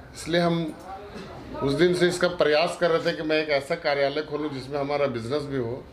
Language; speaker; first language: Hindi; native; Hindi